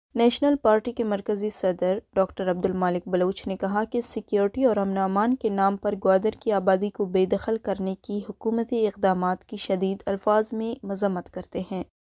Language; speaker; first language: Urdu; non-native, local second language; Baluchi